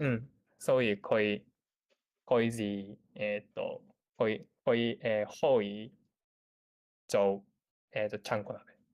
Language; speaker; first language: Chinese; non-native, learner; Japanese